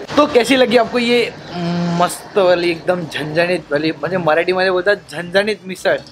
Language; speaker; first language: Hindi; non-native, local second language; Marathi